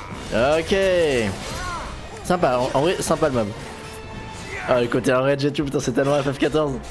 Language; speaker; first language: French; native; French